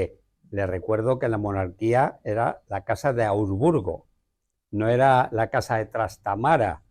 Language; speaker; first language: Spanish; native; Spanish